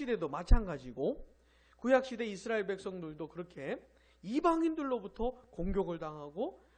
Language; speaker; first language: Korean; native; Korean